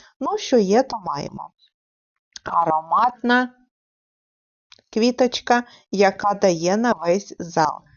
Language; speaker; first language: Ukrainian; native; Ukrainian